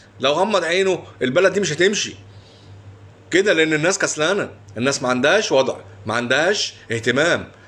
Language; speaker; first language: Arabic; native; Arabic